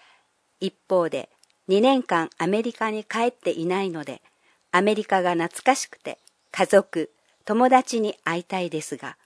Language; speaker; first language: Japanese; non-native, fluent; English